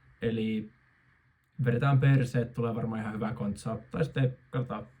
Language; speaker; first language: Finnish; native; Finnish